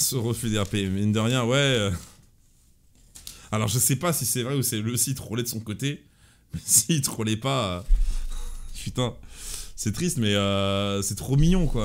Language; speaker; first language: French; native; French